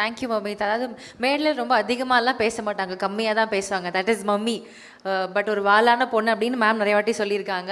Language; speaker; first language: Tamil; native; Tamil